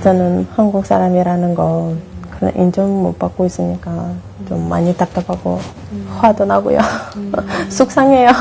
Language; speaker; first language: Korean; non-native, fluent; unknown